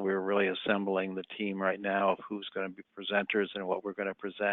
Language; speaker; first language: English; native; English